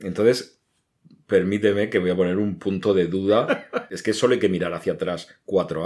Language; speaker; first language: Spanish; native; Spanish